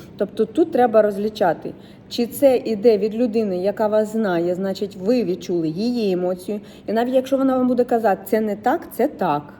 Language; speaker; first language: Ukrainian; non-native, local second language; Russian